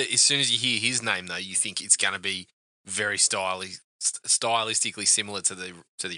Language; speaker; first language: English; native; English